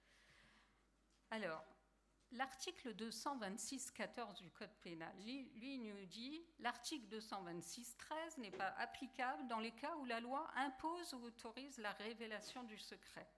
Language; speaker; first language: French; native; French